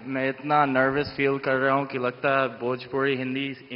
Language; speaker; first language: Hindi; early bilingual, other home language; English